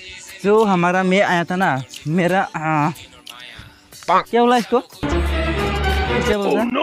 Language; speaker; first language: Hindi; non-native, local second language; Bodo